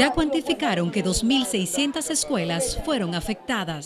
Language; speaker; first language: Spanish; native; Spanish